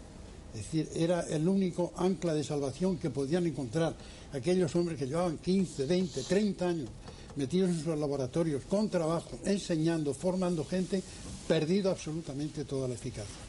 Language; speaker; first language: Spanish; native; Spanish